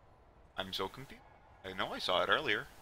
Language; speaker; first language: English; native; English